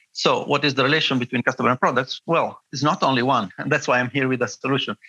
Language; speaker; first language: English; non-native, fluent; Italian